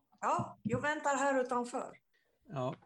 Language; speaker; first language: Swedish; non-native, fluent; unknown